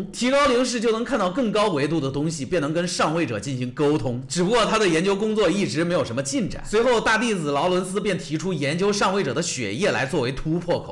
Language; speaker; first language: Chinese; native; Chinese